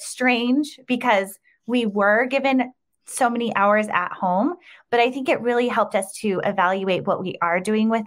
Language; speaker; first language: English; native; English